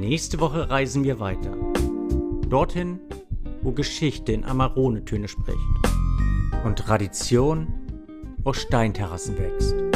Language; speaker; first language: German; native; German